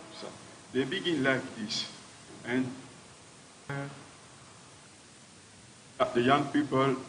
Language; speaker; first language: English; non-native, learner; French